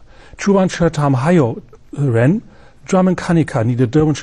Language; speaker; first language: Chinese; non-native, fluent; German